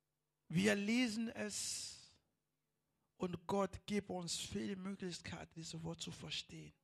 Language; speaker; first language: German; non-native, learner; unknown